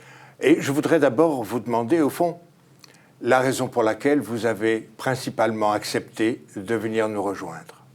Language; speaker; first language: French; native; French